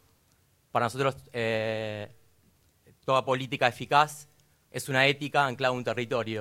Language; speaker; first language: Spanish; native; Spanish